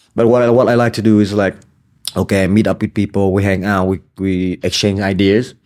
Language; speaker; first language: English; non-native, fluent; Vietnamese